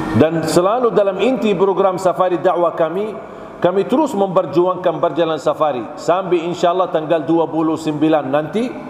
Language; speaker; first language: Malay; non-native, fluent; Arabic